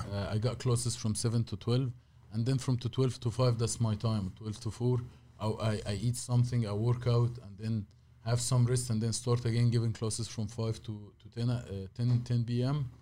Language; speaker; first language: English; non-native, fluent; Arabic